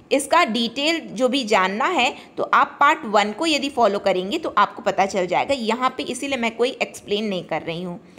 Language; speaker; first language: Hindi; native; Hindi